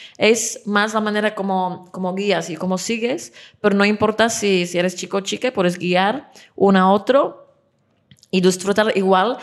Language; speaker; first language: Spanish; non-native, fluent; Czech